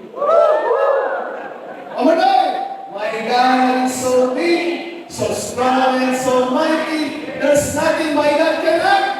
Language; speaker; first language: English; non-native, local second language; Filipino